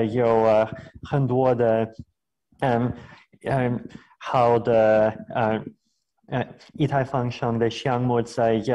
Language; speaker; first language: Chinese; non-native, fluent; Russian